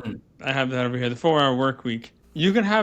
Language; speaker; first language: English; native; English